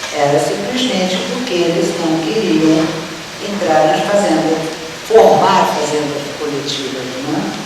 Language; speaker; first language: Portuguese; early bilingual, other home language; Russian